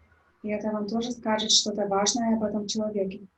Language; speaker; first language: Russian; native; Russian